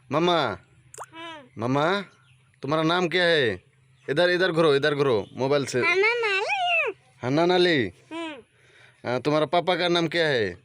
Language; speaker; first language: Hindi; non-native, local second language; Bangla